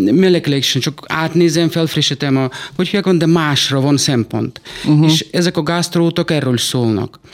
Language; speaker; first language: Hungarian; non-native, fluent; Russian